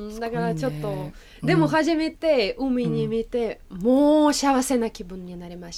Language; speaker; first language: Japanese; non-native, learner; Russian